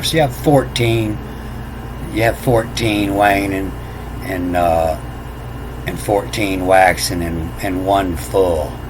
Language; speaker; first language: English; native; English